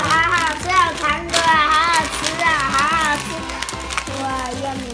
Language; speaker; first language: Chinese; early bilingual, other home language; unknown